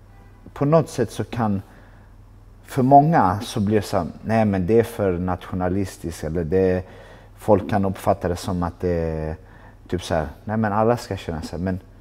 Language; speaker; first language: Swedish; early bilingual, other home language; Albanian